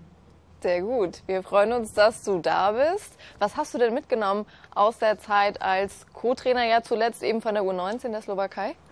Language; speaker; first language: German; native; German